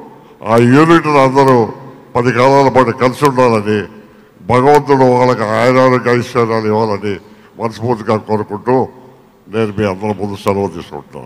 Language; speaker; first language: Telugu; native; Telugu